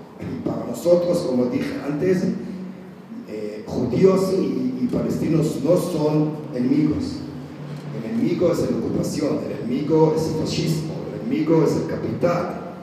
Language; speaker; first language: Spanish; non-native, learner; Hebrew